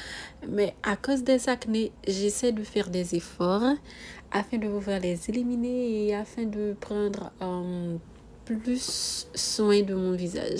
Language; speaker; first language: French; non-native, local second language; Haitian Creole